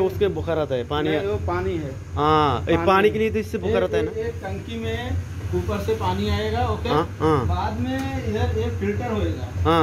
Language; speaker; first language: Hindi; non-native, fluent; Bangla